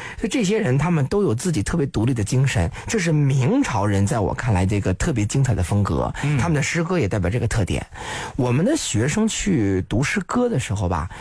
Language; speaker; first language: Chinese; native; Chinese